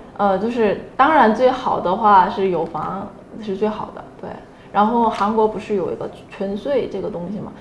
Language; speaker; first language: Chinese; non-native, fluent; Korean